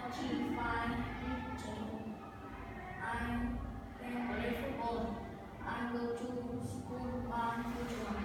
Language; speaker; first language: English; non-native, learner; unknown